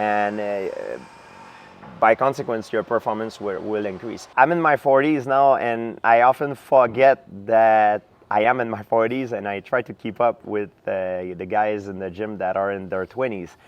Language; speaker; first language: English; non-native, fluent; French